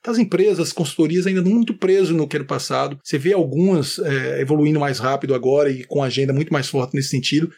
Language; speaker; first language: Portuguese; native; Portuguese